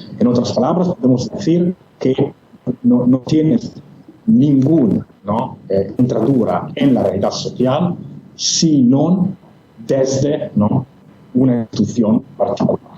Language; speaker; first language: Spanish; non-native, fluent; Italian